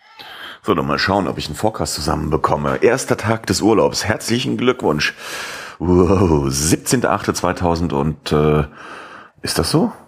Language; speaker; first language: German; native; German